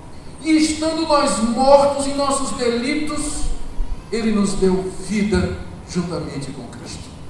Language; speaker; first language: Portuguese; native; Portuguese